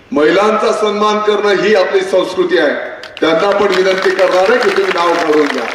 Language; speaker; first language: Marathi; native; Marathi